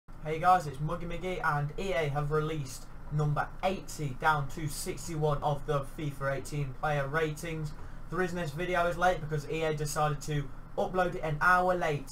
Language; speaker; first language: English; native; English